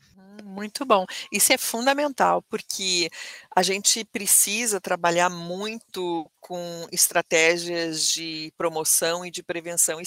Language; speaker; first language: Portuguese; native; Portuguese